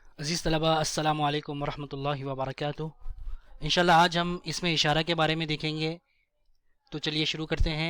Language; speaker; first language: Urdu; native; Urdu